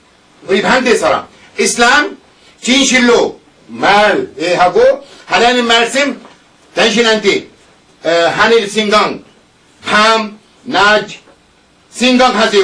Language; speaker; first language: Korean; non-native, learner; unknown